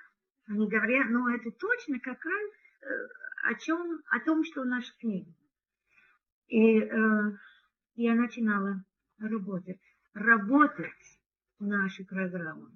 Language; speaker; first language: Russian; non-native, learner; English